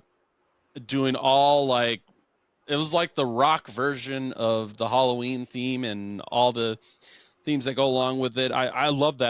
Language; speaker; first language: English; native; English